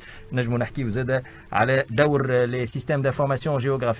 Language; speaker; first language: Arabic; native; Arabic